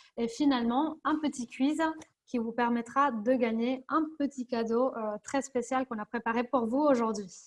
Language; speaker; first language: French; non-native, fluent; Spanish